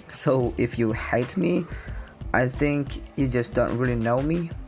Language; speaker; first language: English; non-native, learner; Indonesian